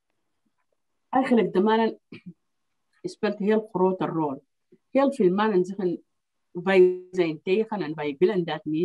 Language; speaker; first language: Dutch; non-native, fluent; Arabic